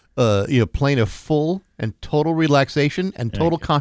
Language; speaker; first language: English; native; English